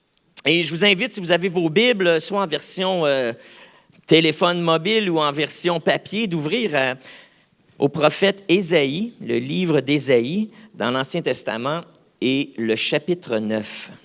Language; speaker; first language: French; native; French